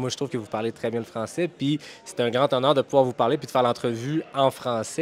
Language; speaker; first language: French; native; French